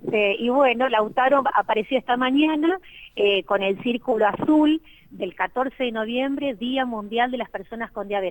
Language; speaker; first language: Spanish; native; Spanish